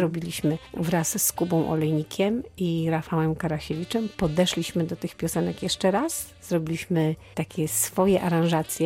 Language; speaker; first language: Polish; native; Polish